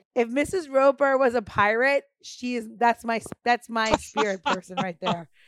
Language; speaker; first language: English; native; English